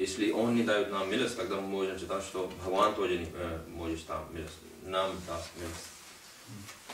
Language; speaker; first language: Russian; non-native, learner; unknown